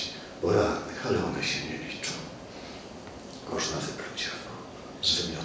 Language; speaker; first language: Polish; native; Polish